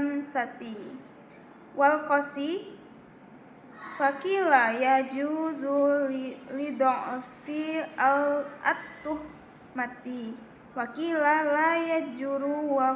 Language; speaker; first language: Arabic; non-native, learner; Indonesian